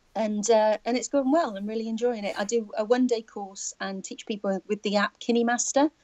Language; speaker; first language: English; native; English